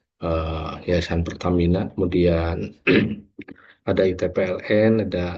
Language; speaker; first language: Indonesian; native; Indonesian